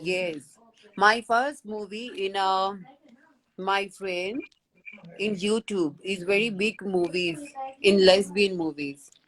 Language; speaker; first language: English; non-native, learner; Hindi